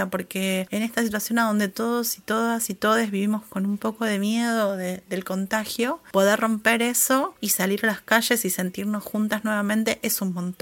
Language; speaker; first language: Spanish; native; Spanish